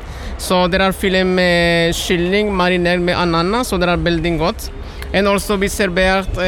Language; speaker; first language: Norwegian; non-native, learner; Spanish